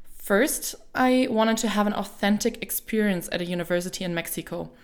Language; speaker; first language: English; non-native, fluent; German